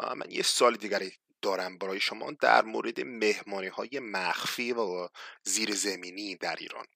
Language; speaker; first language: Persian; non-native, fluent; English